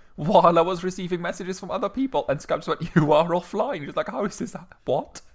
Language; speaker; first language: English; non-native, fluent; Luxembourgish